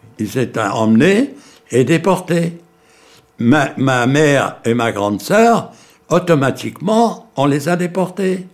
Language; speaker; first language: French; early bilingual, other home language; Yiddish